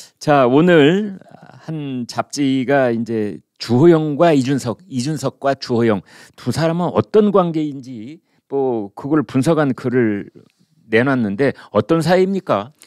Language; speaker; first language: Korean; native; Korean